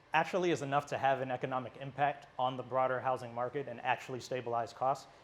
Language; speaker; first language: English; native; English